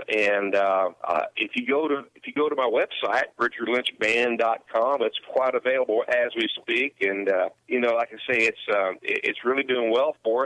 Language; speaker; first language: English; native; English